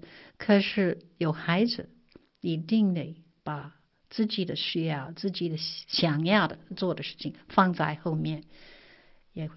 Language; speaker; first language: Chinese; non-native, fluent; English